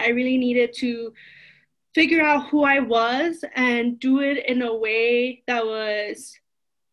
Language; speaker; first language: English; early bilingual, other home language; Spanish